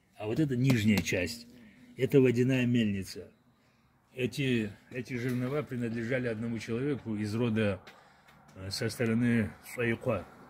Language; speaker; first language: Russian; non-native, local second language; Adyghe